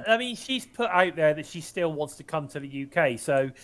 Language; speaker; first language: English; native; English